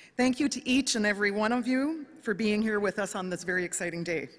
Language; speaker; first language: English; native; English